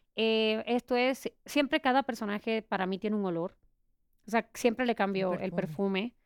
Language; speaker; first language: Spanish; native; Spanish